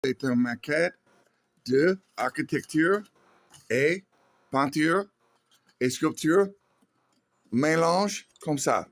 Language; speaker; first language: French; non-native, learner; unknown